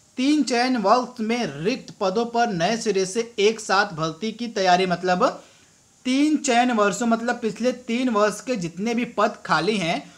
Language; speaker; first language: Hindi; native; Hindi